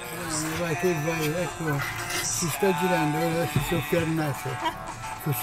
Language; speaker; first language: Italian; native; Italian